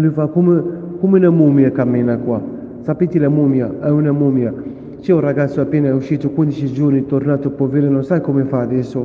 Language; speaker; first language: Italian; non-native, fluent; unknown